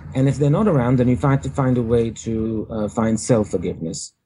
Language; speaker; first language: English; native; English